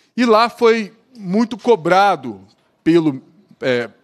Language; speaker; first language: Portuguese; native; Portuguese